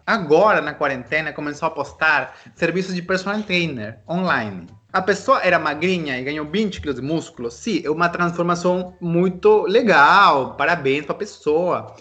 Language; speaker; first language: Portuguese; non-native, fluent; Spanish